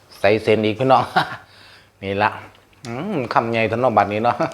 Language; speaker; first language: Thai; non-native, local second language; Northeastern Thai